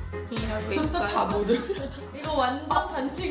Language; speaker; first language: Korean; early bilingual, heritage; English